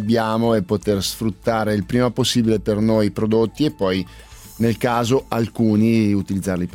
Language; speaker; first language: Italian; native; Italian